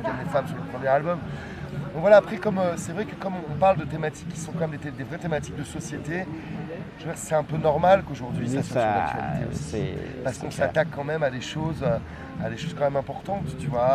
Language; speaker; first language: French; native; French